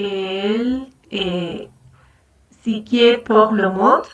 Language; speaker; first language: French; non-native, learner; Spanish